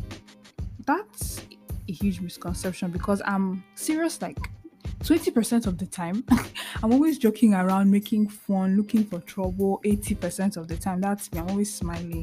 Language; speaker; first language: English; non-native, local second language; Igbo